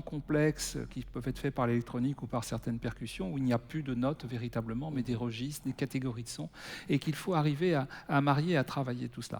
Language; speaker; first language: French; native; French